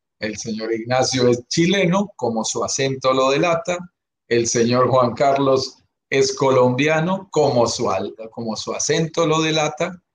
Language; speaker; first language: Spanish; native; Spanish